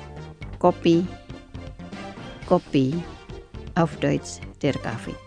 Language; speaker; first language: German; non-native, fluent; Indonesian